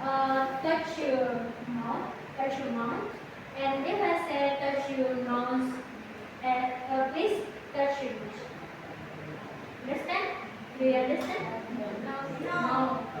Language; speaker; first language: English; non-native, fluent; Indonesian